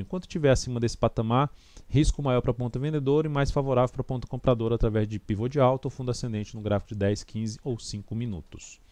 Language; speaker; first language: Portuguese; native; Portuguese